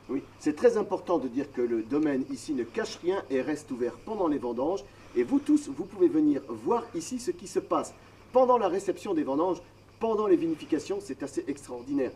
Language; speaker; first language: French; native; French